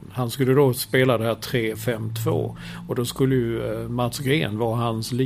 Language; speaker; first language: Swedish; native; Swedish